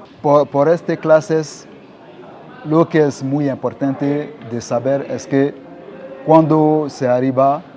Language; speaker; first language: Spanish; non-native, learner; French